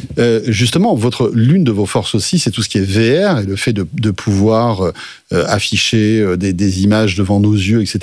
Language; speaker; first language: French; native; French